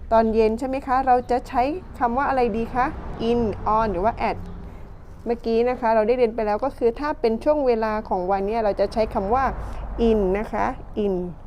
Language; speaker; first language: Thai; non-native, local second language; Pattani Malay